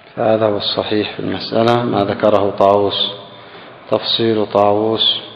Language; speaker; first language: Arabic; native; Arabic